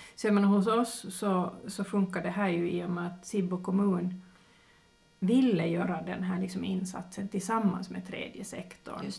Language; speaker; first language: Swedish; native; Swedish